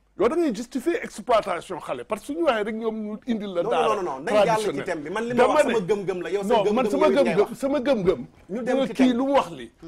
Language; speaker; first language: Wolof; non-native, local second language; Fula